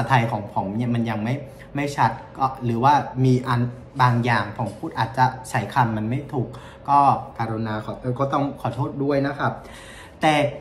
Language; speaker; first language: Thai; non-native, fluent; Vietnamese